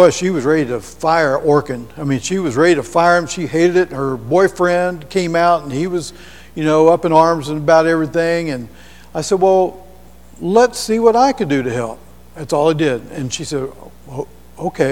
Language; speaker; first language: English; native; English